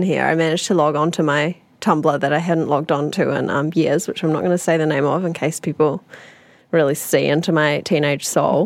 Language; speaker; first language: English; native; English